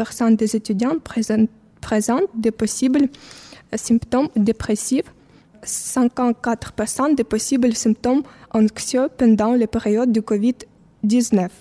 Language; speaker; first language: French; non-native, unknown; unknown